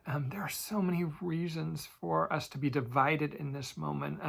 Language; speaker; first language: English; native; English